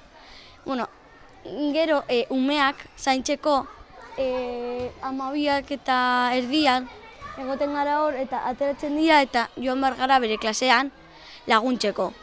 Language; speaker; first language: Basque; non-native, local second language; Spanish